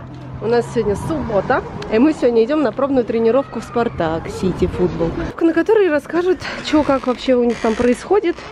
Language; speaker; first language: Russian; native; Russian